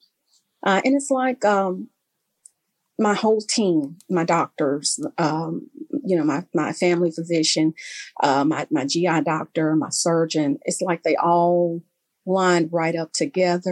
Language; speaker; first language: English; native; English